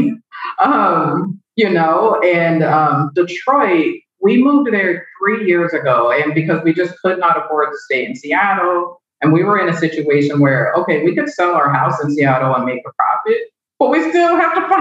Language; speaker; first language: English; native; English